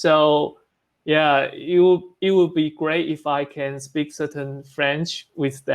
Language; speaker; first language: English; non-native, learner; Chinese